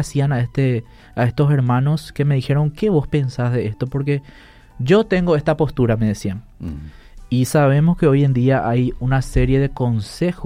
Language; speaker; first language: Spanish; non-native, local second language; Guarani